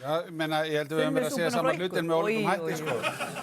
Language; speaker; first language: Icelandic; native; Icelandic